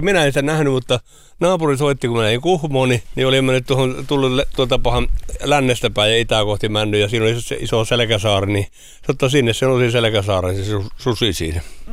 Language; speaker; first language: Finnish; native; Finnish